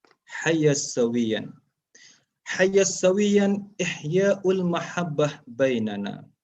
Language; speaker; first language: Arabic; non-native, learner; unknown